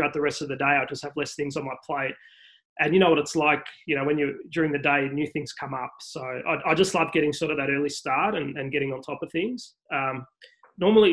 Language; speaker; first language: English; native; English